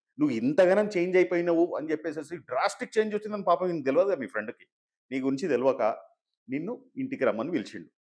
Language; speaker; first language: Telugu; native; Telugu